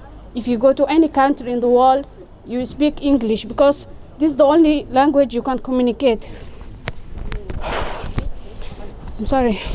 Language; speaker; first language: English; non-native, fluent; Somali